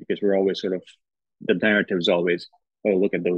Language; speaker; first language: English; non-native, local second language; Gujarati